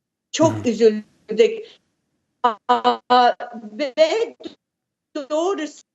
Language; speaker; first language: Turkish; early bilingual, heritage; Turkish